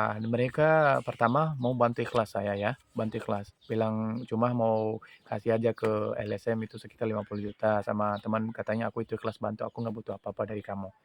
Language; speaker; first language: Indonesian; non-native, fluent; Urdu